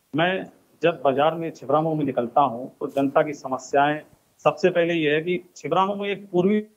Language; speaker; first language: Hindi; native; Hindi